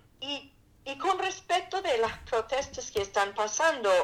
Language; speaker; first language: Spanish; non-native, fluent; English